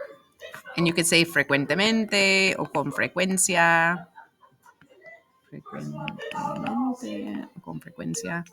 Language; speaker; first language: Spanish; non-native, fluent; English